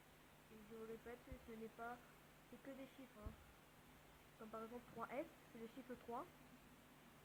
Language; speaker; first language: French; native; French